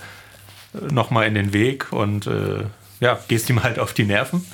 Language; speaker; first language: German; native; German